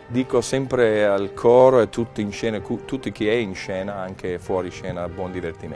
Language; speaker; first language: Italian; non-native, learner; English